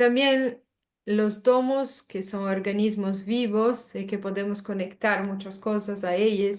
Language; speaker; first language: Spanish; non-native, learner; Portuguese